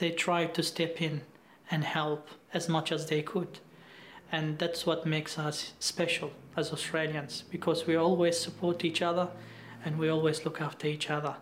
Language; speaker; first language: English; non-native, fluent; Arabic